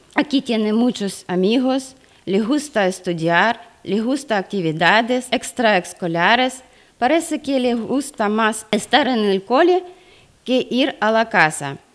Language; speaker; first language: Spanish; non-native, fluent; Ukrainian